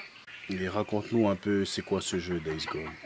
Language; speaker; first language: French; native; French